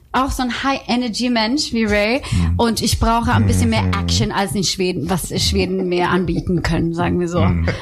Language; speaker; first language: German; non-native, fluent; Swedish